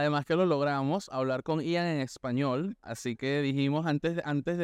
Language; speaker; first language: Spanish; native; Spanish